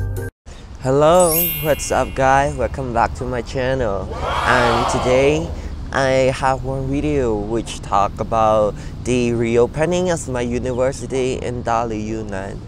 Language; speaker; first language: English; non-native, learner; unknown